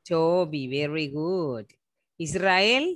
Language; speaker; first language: English; non-native, fluent; Spanish